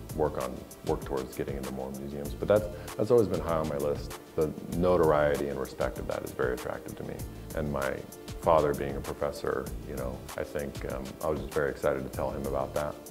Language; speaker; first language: English; native; English